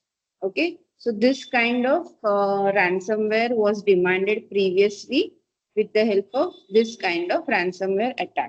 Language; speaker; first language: English; non-native, local second language; Marathi